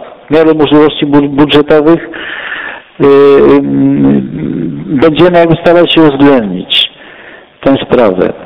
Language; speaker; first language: Polish; native; Polish